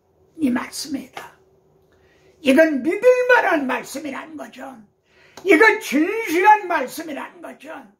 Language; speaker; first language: Korean; native; Korean